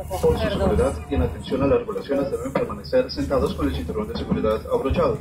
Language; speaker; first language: Spanish; native; Spanish